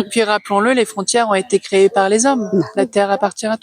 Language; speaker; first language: French; native; French